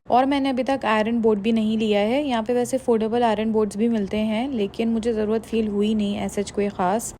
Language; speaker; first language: Urdu; native; Urdu